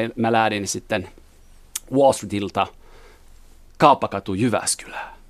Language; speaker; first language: Finnish; non-native, fluent; French